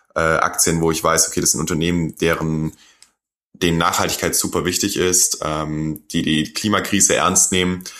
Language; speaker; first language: German; non-native, fluent; Korean